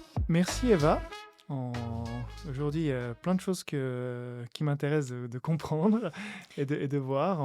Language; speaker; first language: French; native; French